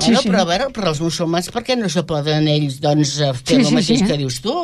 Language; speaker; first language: Catalan; native; Catalan